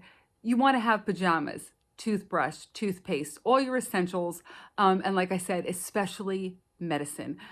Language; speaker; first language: English; native; English